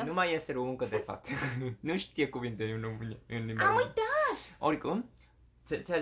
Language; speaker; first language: Romanian; non-native, learner; Korean